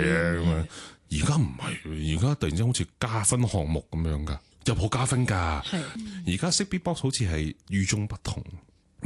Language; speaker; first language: Cantonese; native; Cantonese